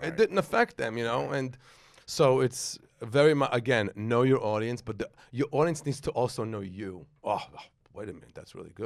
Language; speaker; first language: English; native; English